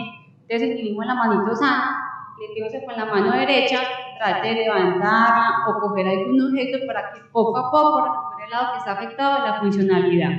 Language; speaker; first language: Spanish; native; Spanish